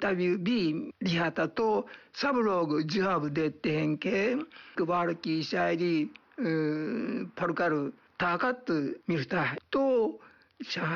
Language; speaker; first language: Urdu; non-native, fluent; Japanese